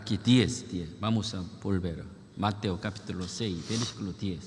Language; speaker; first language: Spanish; non-native, learner; Korean